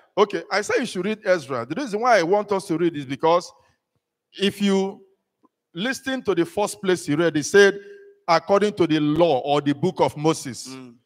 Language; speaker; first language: English; non-native, local second language; Igbo